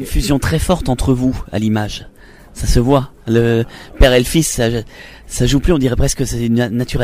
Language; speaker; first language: French; native; French